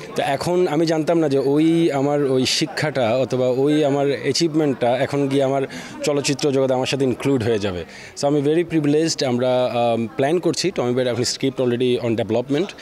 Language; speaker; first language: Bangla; native; Bangla